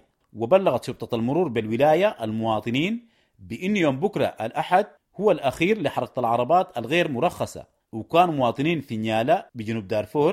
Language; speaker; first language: Arabic; native; Arabic